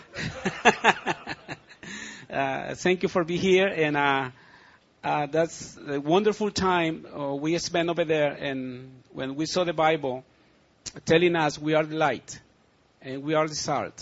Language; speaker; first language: English; non-native, learner; Spanish